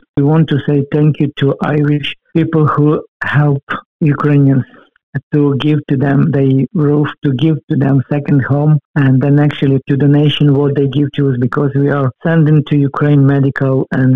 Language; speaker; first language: English; non-native, learner; Ukrainian